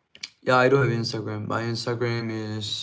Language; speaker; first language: English; non-native, fluent; Korean